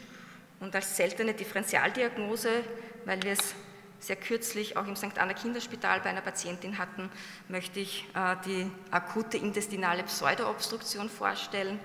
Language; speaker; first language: German; native; German